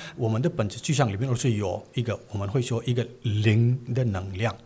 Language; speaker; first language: Chinese; non-native, learner; Manipuri